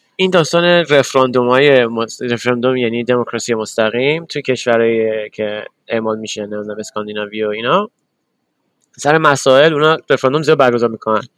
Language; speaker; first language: Persian; early bilingual, other home language; English